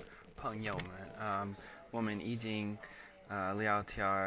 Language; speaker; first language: Chinese; non-native, learner; English